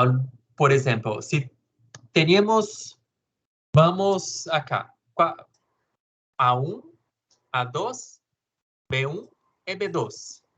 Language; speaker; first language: Spanish; non-native, learner; Portuguese